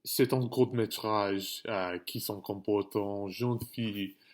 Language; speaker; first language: French; non-native, learner; English